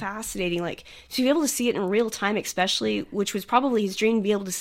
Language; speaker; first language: English; native; English